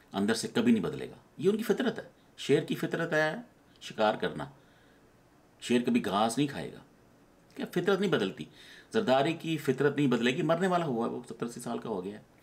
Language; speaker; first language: Urdu; native; Urdu